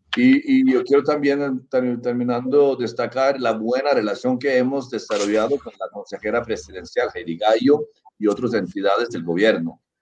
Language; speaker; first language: Spanish; non-native, fluent; Norwegian